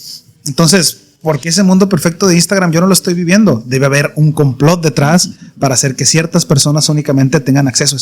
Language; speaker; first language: Spanish; native; Spanish